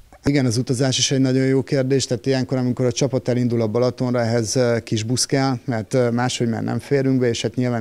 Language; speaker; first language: Hungarian; native; Hungarian